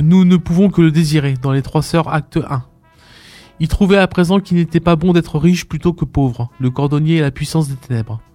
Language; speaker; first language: French; native; French